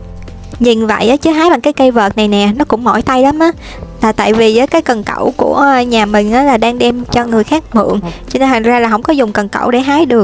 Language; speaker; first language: Vietnamese; native; Vietnamese